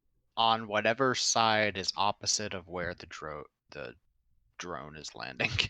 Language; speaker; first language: English; native; English